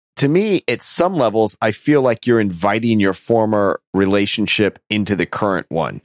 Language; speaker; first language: English; native; English